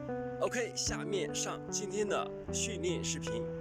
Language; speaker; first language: Chinese; native; Chinese